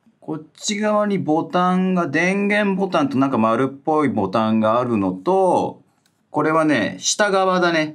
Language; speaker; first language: Japanese; native; Japanese